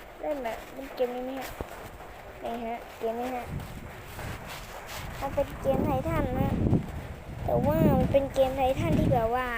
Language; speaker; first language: Thai; native; Thai